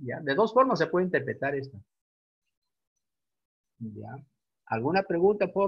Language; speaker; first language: Spanish; native; Spanish